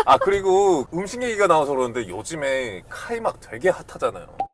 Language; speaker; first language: Korean; native; Korean